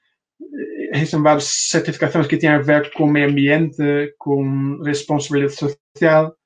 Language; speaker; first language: Spanish; non-native, fluent; Dutch